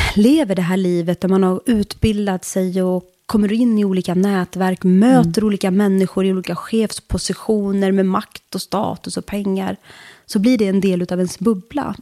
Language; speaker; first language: Swedish; early bilingual, other home language; Kurdish